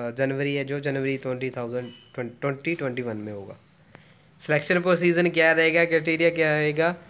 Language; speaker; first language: Hindi; non-native, local second language; Punjabi